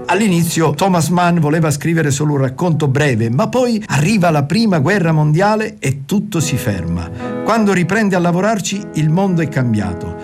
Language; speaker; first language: Italian; native; Italian